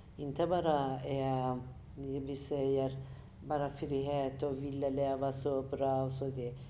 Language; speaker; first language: Swedish; non-native, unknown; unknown